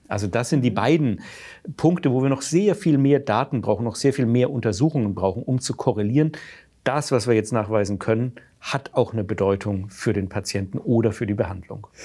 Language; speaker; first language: German; native; German